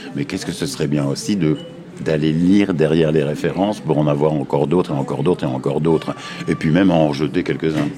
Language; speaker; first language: French; native; French